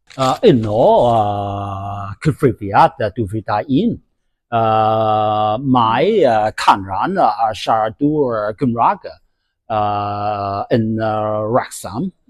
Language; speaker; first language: Welsh; non-native, learner; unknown